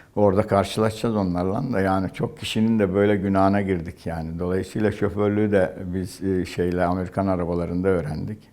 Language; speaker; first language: Turkish; native; Turkish